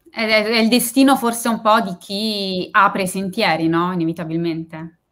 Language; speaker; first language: Italian; native; Italian